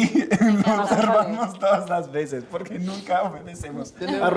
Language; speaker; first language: Spanish; non-native, fluent; English